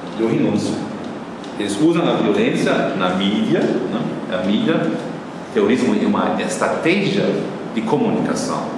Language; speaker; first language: Portuguese; non-native, fluent; German